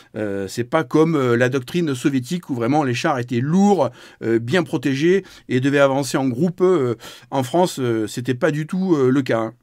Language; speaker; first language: French; native; French